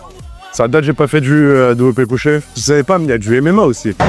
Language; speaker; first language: French; native; French